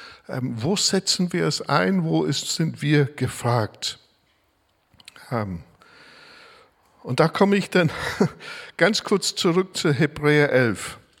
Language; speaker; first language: German; non-native, fluent; English